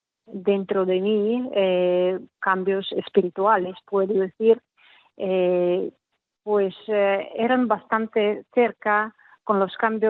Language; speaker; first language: Spanish; non-native, fluent; Russian